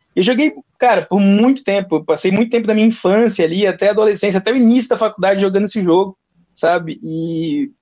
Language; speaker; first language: Portuguese; native; Portuguese